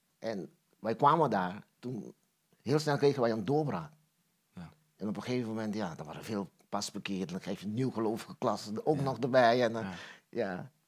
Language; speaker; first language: Dutch; non-native, local second language; Papiamento